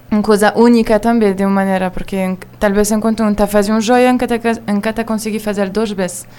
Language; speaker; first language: Portuguese; non-native, learner; Hebrew